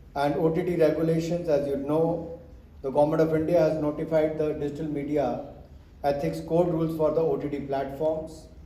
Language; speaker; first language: English; non-native, local second language; Hindi